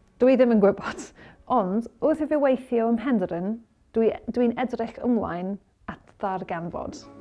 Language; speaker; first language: Welsh; non-native, learner; English